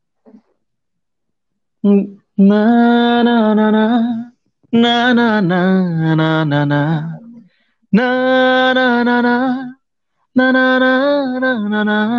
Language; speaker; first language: Hindi; non-native, local second language; Kok Borok